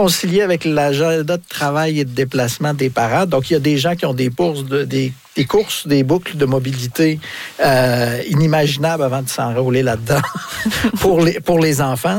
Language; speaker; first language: French; native; French